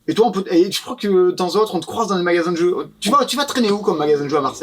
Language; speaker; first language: French; native; French